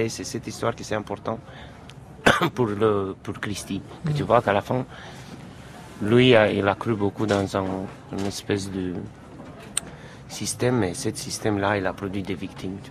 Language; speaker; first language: French; non-native, fluent; Romanian